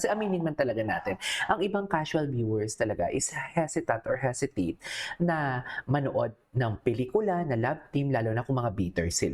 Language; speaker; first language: Filipino; native; Filipino